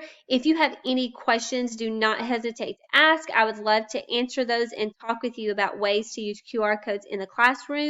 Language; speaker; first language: English; native; English